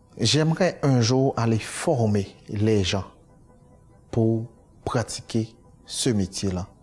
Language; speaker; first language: French; non-native, local second language; Haitian Creole